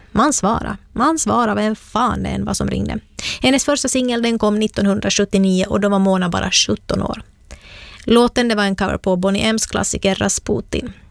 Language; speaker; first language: Swedish; native; Swedish